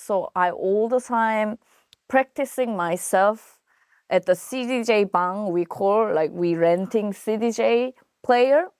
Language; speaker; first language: English; non-native, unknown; Korean